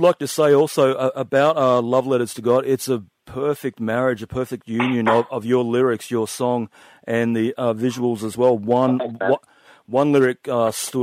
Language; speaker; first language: English; native; English